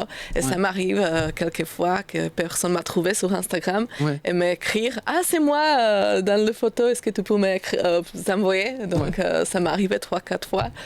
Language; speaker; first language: French; non-native, learner; Slovak